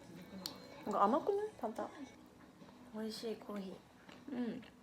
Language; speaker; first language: Japanese; non-native, fluent; Korean